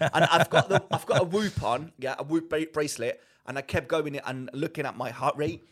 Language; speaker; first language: English; non-native, fluent; Greek